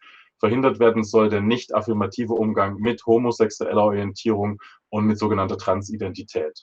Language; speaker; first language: German; native; German